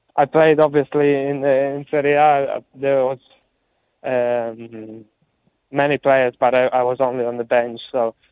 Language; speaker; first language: English; early bilingual, heritage; English